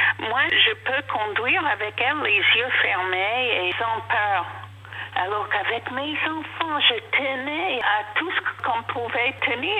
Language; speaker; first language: French; non-native, fluent; English